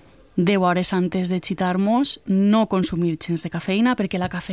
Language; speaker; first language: Catalan; native; Catalan